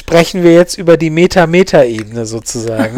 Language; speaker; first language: German; native; German